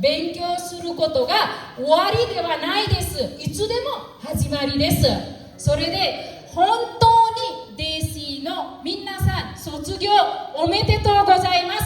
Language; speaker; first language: Japanese; non-native, fluent; Nepali